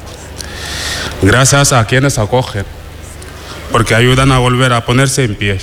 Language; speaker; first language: Spanish; non-native, fluent; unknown